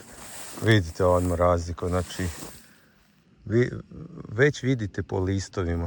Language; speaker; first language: Croatian; native; Croatian